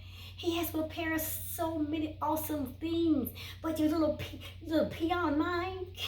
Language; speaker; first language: English; native; English